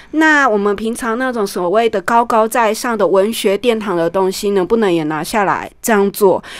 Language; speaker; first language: Chinese; native; Chinese